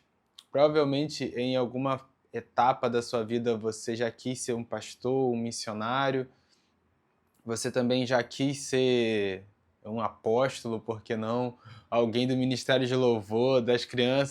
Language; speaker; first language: Portuguese; native; Portuguese